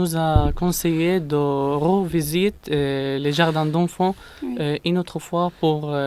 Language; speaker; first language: French; non-native, learner; Arabic